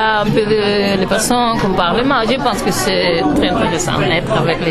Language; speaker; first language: French; non-native, learner; Spanish